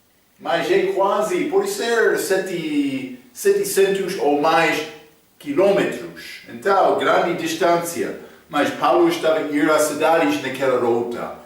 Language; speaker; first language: Portuguese; non-native, fluent; English